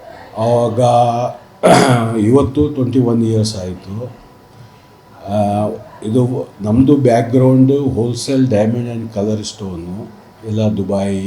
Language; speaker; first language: Kannada; non-native, local second language; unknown